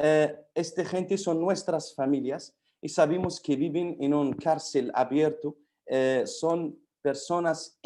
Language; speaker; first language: Spanish; non-native, fluent; Arabic